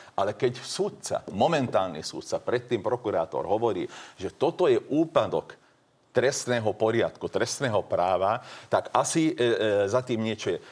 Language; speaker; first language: Slovak; non-native, local second language; Hungarian